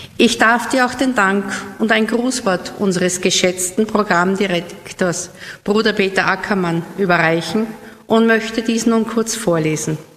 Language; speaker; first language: German; native; German